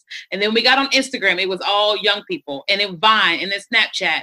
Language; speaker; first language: English; native; English